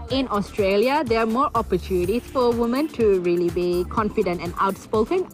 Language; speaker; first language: English; non-native, local second language; Bangla